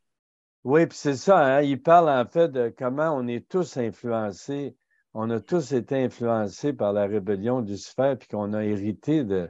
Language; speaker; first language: French; native; French